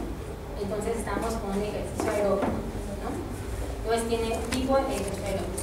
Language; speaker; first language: Spanish; native; Spanish